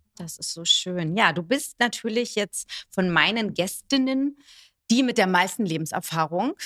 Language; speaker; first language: German; native; German